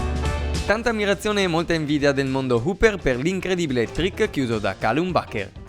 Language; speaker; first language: Italian; native; Italian